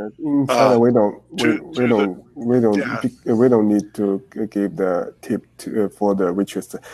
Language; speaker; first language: English; non-native, learner; Chinese